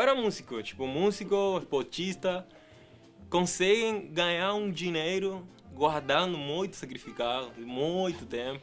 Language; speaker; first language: Portuguese; non-native, fluent; Spanish